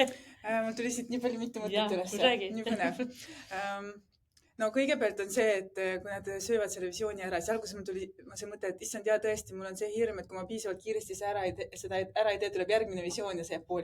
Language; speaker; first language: Estonian; native; Estonian